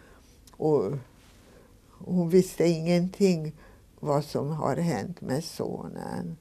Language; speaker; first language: Swedish; non-native, fluent; Hungarian